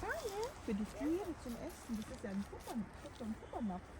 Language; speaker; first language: German; native; German